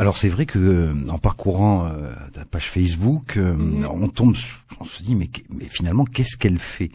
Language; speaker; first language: French; native; French